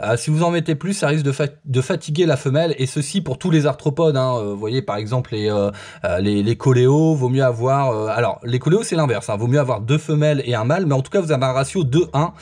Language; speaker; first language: French; native; French